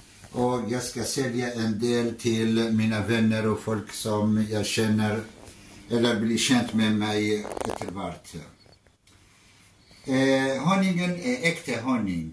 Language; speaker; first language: Norwegian; non-native, fluent; Arabic